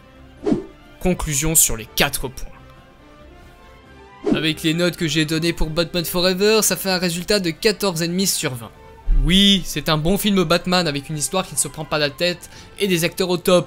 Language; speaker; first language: French; native; French